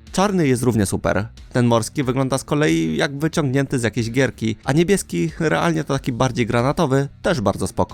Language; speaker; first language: Polish; native; Polish